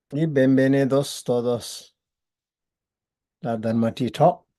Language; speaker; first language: Spanish; non-native, learner; Tibetan